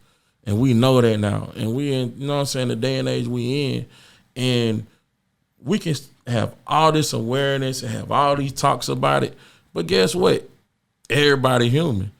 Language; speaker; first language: English; native; English